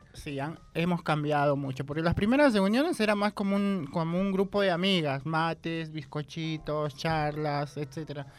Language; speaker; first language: Spanish; native; Spanish